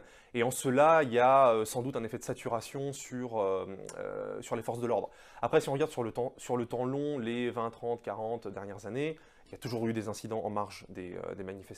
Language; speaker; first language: French; native; French